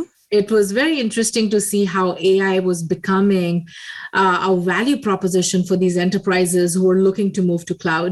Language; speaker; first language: English; non-native, local second language; Hindi